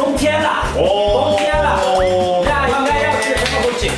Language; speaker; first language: Chinese; non-native, fluent; Japanese